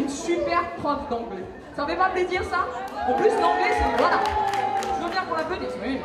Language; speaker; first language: French; native; French